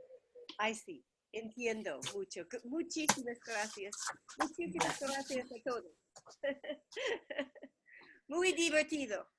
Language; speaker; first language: Spanish; non-native, learner; English